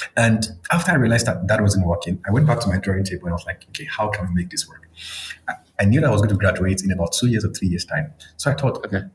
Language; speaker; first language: English; non-native, local second language; Yoruba